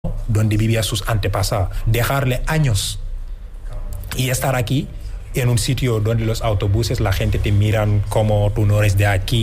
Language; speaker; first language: Spanish; non-native, fluent; Wolof